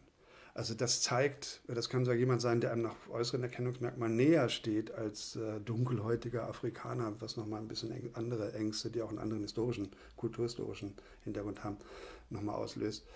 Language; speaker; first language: German; native; German